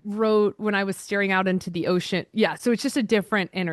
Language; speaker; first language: English; native; English